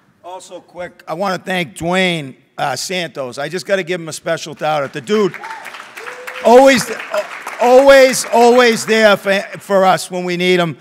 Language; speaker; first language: English; native; English